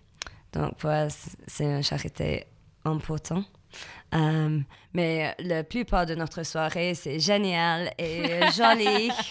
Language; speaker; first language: French; non-native, learner; English